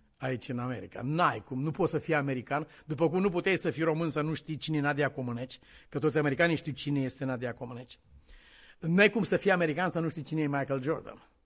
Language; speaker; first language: Romanian; native; Romanian